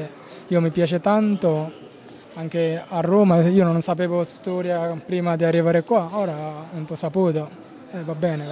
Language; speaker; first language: Italian; non-native, learner; Bangla